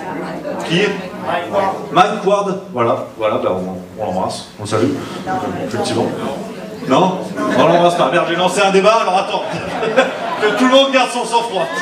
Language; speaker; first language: French; native; French